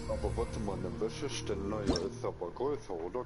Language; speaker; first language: German; native; German